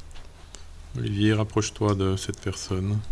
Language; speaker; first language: French; native; French